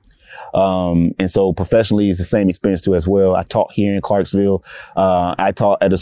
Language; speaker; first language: English; native; English